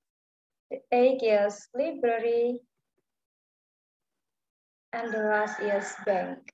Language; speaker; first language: English; non-native, learner; Indonesian